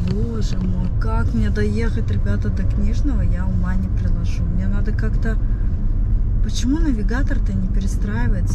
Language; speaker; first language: Russian; native; Russian